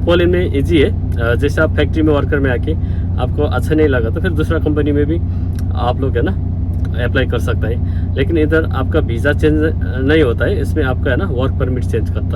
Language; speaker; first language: Hindi; non-native, learner; Nepali